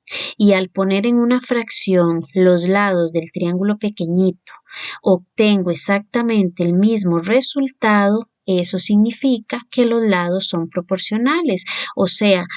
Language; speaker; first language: Spanish; native; Spanish